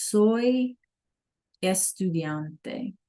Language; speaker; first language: Spanish; non-native, fluent; English